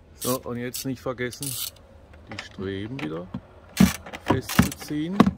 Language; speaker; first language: German; native; German